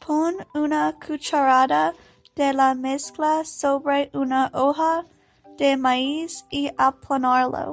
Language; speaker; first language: Spanish; non-native, learner; English